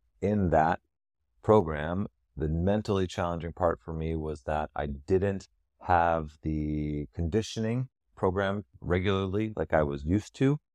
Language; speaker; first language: English; native; English